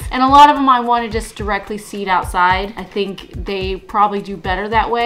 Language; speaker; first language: English; native; English